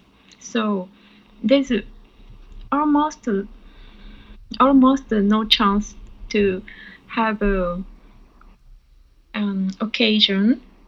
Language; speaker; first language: English; non-native, learner; Japanese